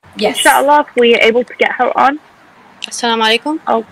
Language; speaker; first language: English; native; English